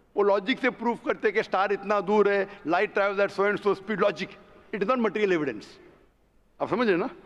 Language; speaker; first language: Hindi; non-native, local second language; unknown